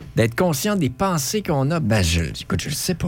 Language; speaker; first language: French; native; French